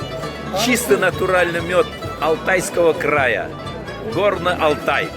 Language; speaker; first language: Russian; non-native, local second language; Uzbek